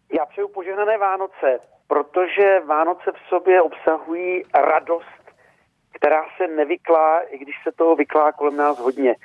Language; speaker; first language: Czech; native; Czech